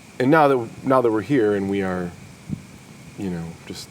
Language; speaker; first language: English; native; English